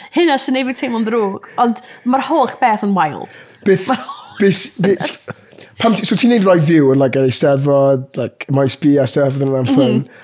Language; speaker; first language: Welsh; non-native, local second language; English